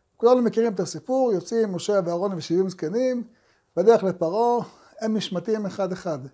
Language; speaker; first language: Hebrew; native; Hebrew